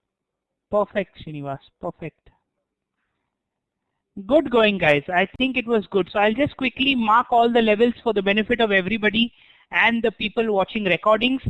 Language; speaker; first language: English; non-native, local second language; Hindi